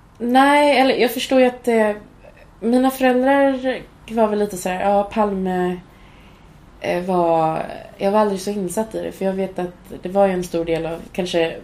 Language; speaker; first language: Swedish; early bilingual, other home language; Cantonese